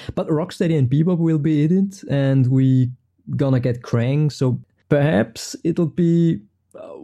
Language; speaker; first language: English; non-native, fluent; German